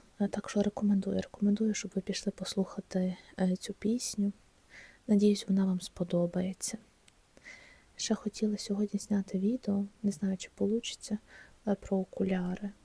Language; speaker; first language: Ukrainian; native; Ukrainian